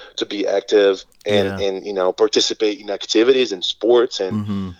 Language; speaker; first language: English; non-native, fluent; Portuguese